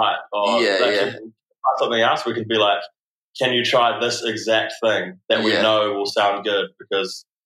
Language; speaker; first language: English; native; English